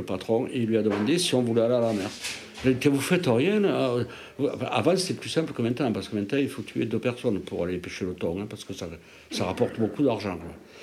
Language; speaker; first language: French; native; French